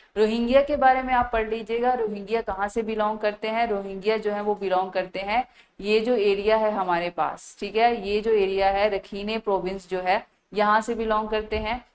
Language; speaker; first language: Hindi; native; Hindi